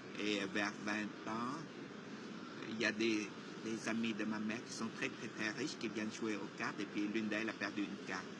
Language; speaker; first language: French; non-native, fluent; Vietnamese